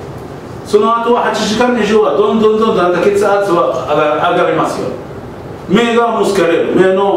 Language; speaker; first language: Japanese; non-native, learner; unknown